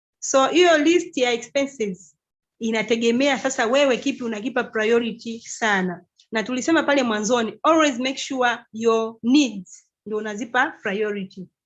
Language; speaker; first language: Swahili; native; Swahili